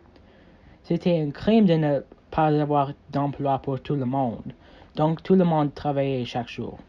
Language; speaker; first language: French; non-native, learner; English